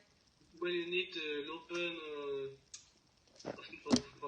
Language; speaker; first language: Dutch; non-native, learner; French